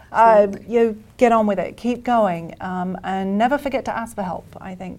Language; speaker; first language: English; native; English